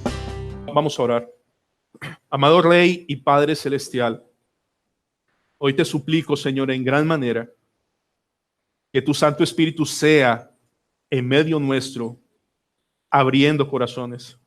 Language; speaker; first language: Spanish; native; Spanish